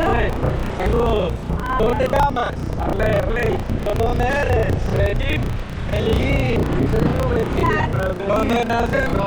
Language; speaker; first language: Spanish; non-native, learner; English